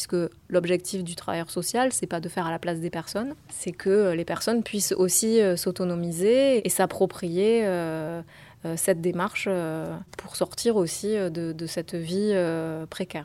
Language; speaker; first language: French; native; French